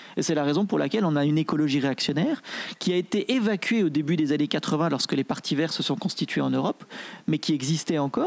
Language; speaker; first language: French; native; French